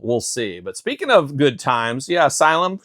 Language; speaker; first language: English; native; English